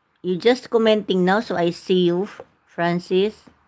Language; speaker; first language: English; non-native, local second language; Cebuano